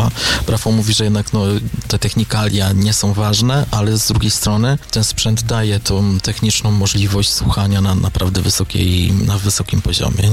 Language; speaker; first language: Polish; native; Polish